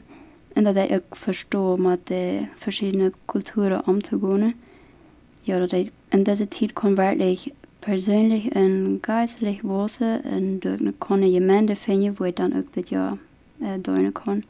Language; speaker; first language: German; non-native, local second language; Plautdietsch